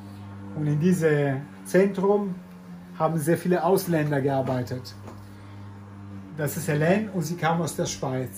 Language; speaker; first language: German; non-native, fluent; Italian